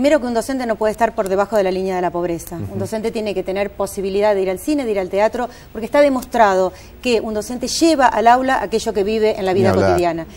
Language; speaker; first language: Spanish; native; Spanish